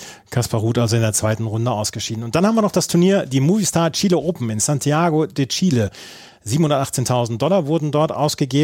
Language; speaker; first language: German; native; German